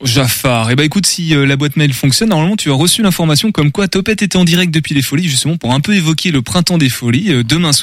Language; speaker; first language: French; native; French